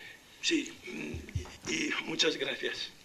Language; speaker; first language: Spanish; non-native, local second language; Arabic